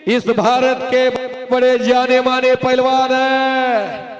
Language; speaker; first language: Hindi; non-native, local second language; Marathi